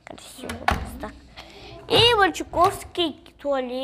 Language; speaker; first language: Russian; native; Russian